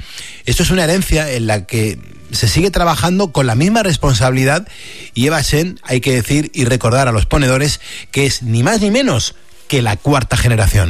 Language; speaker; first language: Spanish; native; Spanish